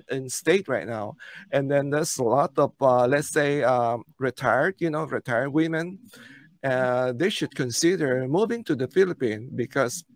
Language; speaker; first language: English; non-native, local second language; Filipino